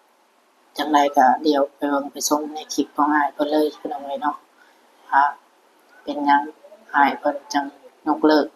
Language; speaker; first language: Thai; non-native, local second language; Lao